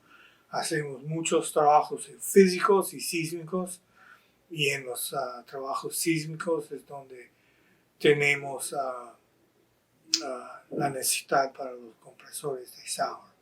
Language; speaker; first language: Spanish; non-native, fluent; English